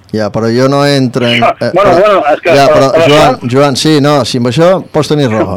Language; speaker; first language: Catalan; native; Catalan